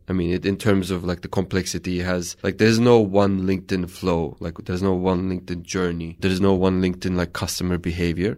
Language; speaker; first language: English; non-native, fluent; Turkish